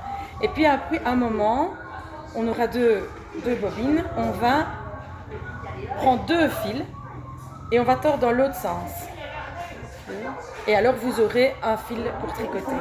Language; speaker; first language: French; native; French